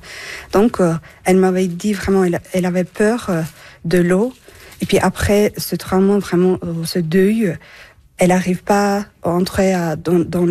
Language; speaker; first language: French; non-native, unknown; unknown